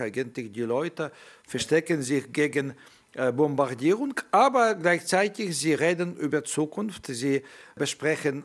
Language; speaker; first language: German; non-native, learner; Ukrainian